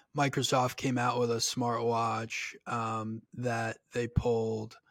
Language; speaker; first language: English; native; English